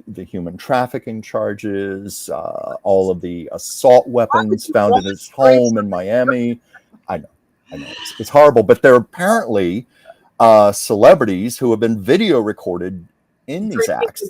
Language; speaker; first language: English; native; English